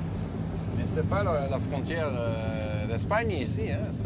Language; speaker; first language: French; non-native, learner; Dutch